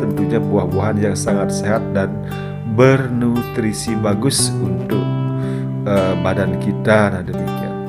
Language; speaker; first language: Indonesian; native; Indonesian